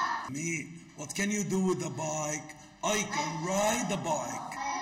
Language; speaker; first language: English; non-native, fluent; Arabic